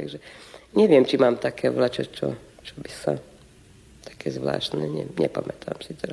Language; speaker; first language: Slovak; early bilingual, heritage; Slovak